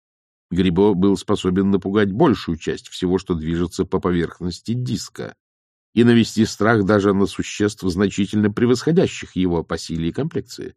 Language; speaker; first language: Russian; native; Russian